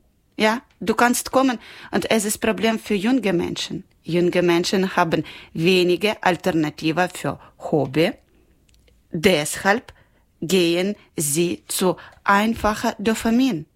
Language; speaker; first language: German; non-native, learner; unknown